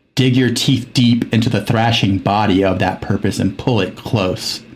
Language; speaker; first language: English; early bilingual, other home language; Spanish